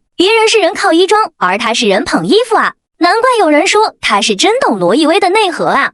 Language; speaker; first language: Chinese; native; Chinese